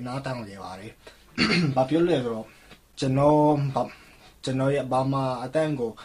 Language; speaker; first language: Burmese; non-native, learner; English